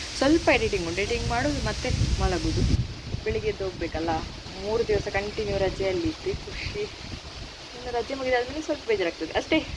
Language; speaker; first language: Kannada; non-native, local second language; Tulu